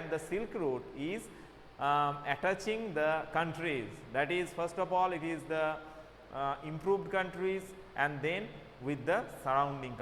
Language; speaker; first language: English; non-native, local second language; Bangla